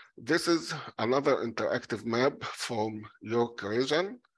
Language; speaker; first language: English; non-native, fluent; Arabic